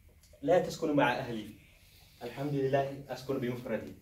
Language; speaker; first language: Arabic; non-native, learner; Somali